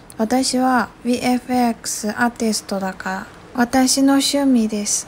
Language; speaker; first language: Japanese; non-native, learner; Chinese